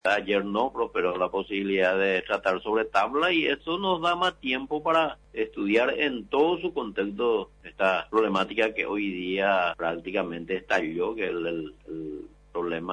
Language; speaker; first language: Spanish; native; Spanish